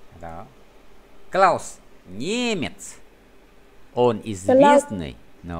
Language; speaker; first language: Russian; non-native, fluent; Vietnamese